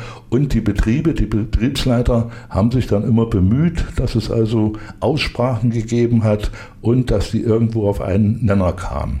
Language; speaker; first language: German; native; German